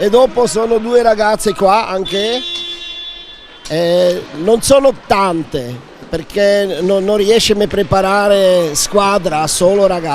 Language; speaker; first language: Italian; non-native, learner; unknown